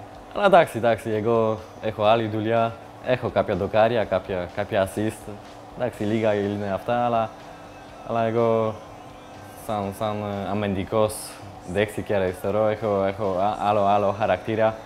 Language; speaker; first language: Greek; non-native, learner; Polish